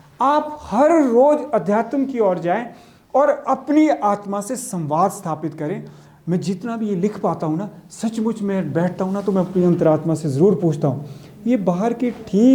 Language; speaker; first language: Hindi; native; Hindi